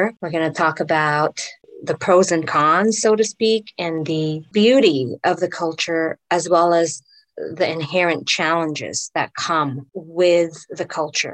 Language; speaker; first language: English; non-native, local second language; Filipino